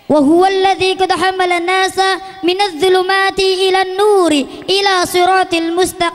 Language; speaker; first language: Arabic; non-native, learner; Indonesian